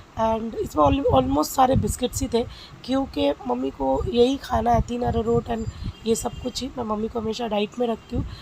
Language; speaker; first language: Hindi; non-native, local second language; Bangla